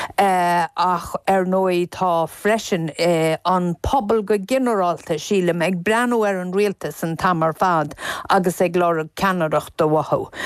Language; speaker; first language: Irish; native; Irish